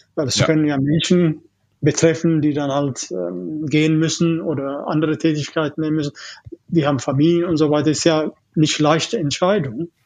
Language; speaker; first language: German; non-native, fluent; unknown